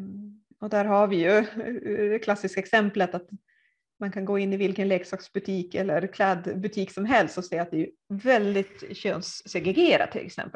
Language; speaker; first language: Swedish; native; Swedish